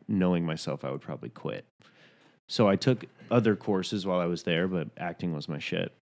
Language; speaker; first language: English; native; English